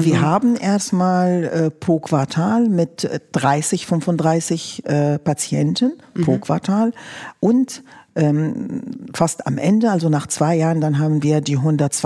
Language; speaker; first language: German; non-native, fluent; Arabic